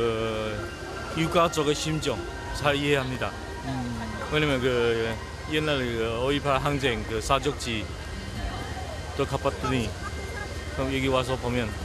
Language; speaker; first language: Korean; non-native, fluent; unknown